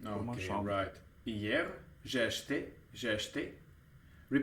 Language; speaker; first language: French; non-native, learner; Russian